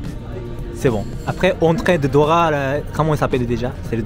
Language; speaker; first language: French; non-native, learner; Japanese